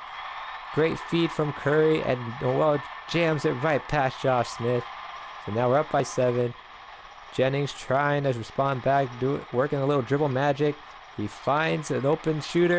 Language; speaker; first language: English; native; English